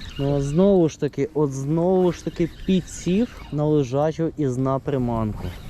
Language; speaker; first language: Ukrainian; non-native, local second language; Russian